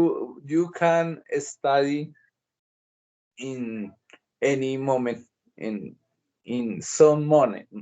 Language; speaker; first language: English; non-native, learner; Spanish